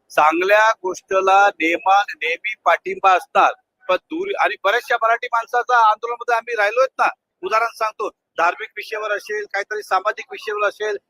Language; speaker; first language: Marathi; non-native, local second language; Hindi